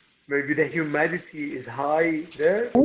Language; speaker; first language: English; non-native, learner; Arabic